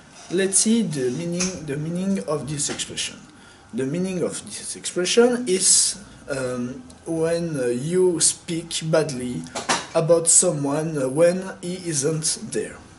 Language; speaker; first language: English; non-native, learner; French